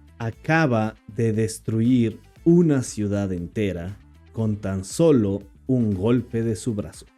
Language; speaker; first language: Spanish; non-native, fluent; English